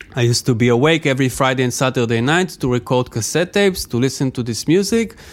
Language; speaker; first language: English; non-native, fluent; Hebrew